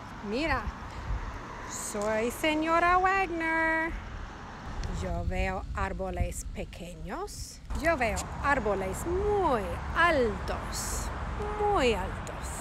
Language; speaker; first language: Spanish; non-native, fluent; English